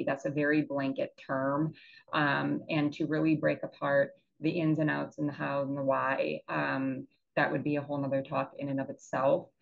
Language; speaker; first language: English; native; English